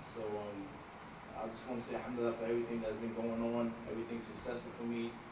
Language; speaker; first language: English; native; English